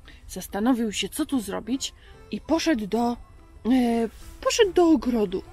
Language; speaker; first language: Polish; native; Polish